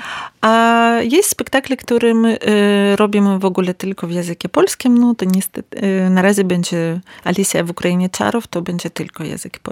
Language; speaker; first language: Polish; non-native, learner; Ukrainian